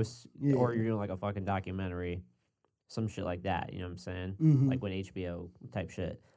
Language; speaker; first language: English; native; English